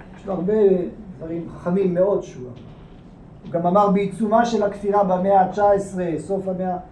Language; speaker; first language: Hebrew; native; Hebrew